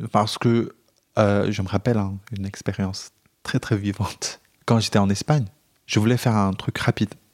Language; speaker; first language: French; non-native, fluent; Chinese